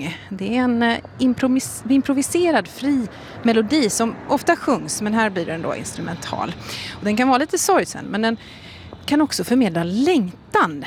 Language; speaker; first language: Swedish; native; Swedish